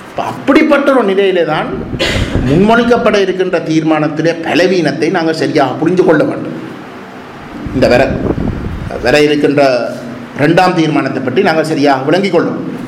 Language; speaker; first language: Tamil; native; Tamil